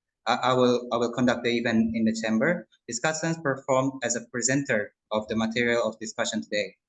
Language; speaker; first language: English; non-native, local second language; Indonesian